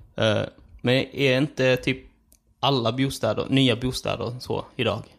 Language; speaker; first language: Swedish; early bilingual, other home language; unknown